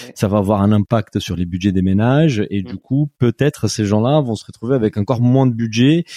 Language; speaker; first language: French; non-native, fluent; Portuguese